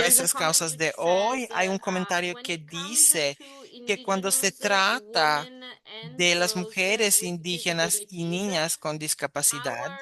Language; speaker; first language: Spanish; non-native, fluent; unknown